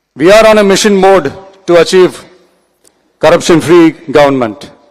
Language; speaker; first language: English; non-native, local second language; Tamil